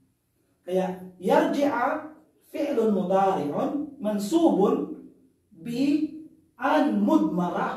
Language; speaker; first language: Arabic; non-native, fluent; Filipino